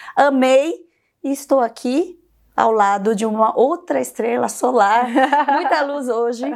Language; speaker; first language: Portuguese; early bilingual, other home language; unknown